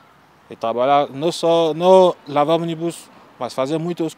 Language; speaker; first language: Portuguese; non-native, learner; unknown